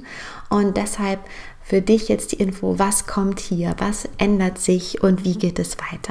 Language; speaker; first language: German; native; German